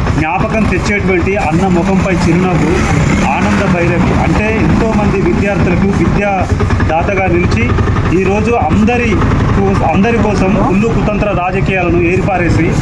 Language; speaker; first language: Telugu; native; Telugu